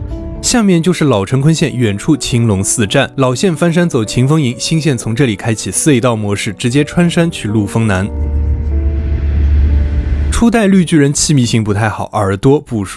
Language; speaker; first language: Chinese; native; Chinese